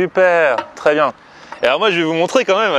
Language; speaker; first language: French; native; French